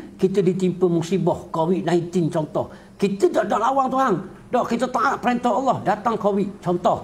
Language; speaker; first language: Malay; native; Malay